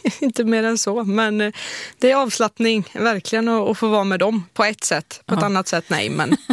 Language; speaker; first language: Swedish; native; Swedish